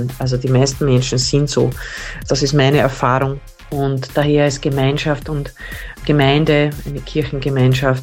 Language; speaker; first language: German; native; German